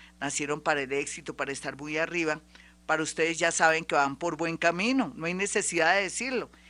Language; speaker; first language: Spanish; native; Spanish